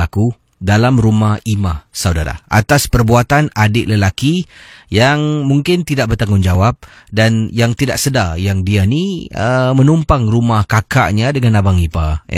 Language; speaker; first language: Malay; native; Malay